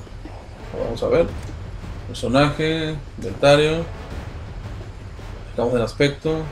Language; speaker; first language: Spanish; native; Spanish